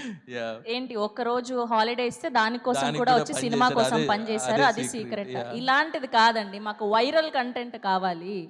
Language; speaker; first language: Telugu; native; Telugu